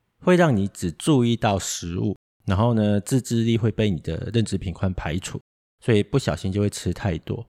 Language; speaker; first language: Chinese; native; Chinese